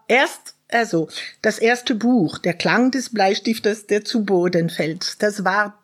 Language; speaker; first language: German; non-native, fluent; French